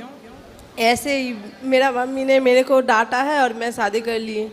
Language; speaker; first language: Hindi; non-native, local second language; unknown